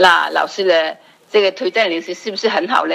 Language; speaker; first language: Chinese; native; Chinese